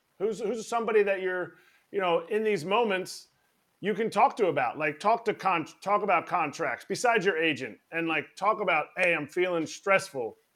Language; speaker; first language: English; native; English